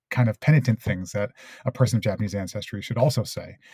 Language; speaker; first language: English; early bilingual, other home language; Japanese